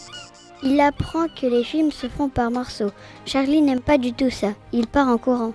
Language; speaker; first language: French; native; French